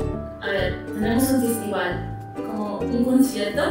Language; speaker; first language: Spanish; early bilingual, other home language; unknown